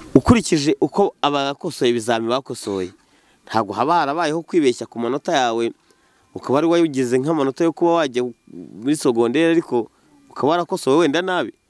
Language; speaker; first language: Kinyarwanda; native; Kinyarwanda